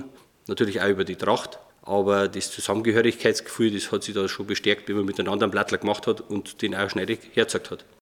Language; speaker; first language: German; native; German